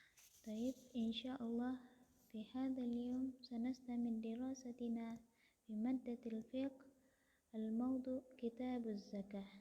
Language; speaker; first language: Arabic; non-native, fluent; Indonesian